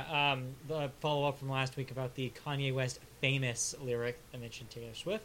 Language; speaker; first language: English; native; English